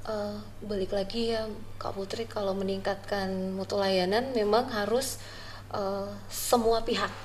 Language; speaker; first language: Indonesian; native; Indonesian